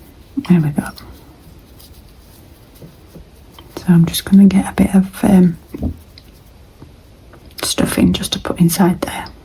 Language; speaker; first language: English; native; English